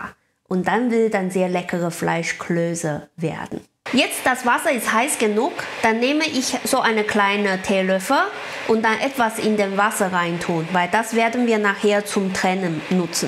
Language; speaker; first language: German; non-native, learner; Chinese